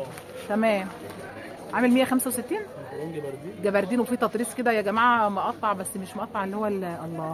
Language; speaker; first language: Arabic; native; Arabic